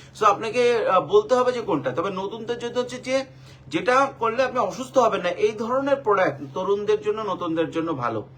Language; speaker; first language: Bangla; native; Bangla